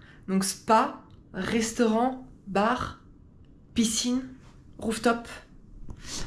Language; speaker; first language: French; native; French